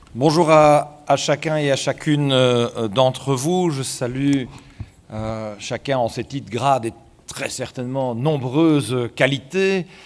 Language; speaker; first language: French; native; French